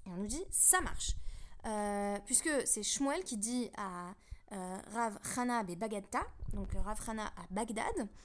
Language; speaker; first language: French; native; French